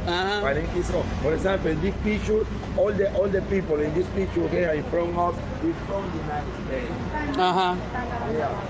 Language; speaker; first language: English; non-native, learner; Spanish